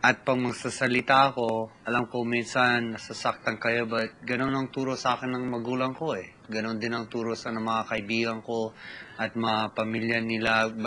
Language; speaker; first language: Filipino; early bilingual, other home language; English